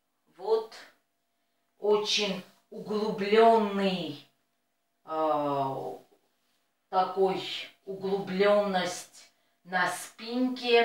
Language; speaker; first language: Russian; non-native, fluent; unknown